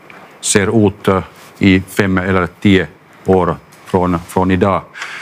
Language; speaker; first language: Swedish; non-native, local second language; Finnish